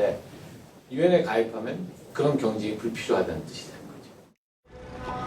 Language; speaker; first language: Korean; native; Korean